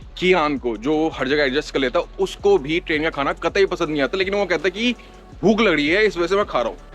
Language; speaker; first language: Hindi; native; Hindi